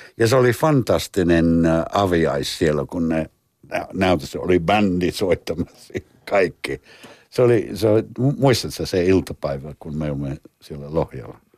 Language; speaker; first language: Finnish; non-native, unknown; English